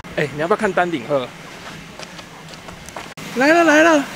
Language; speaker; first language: Chinese; native; Chinese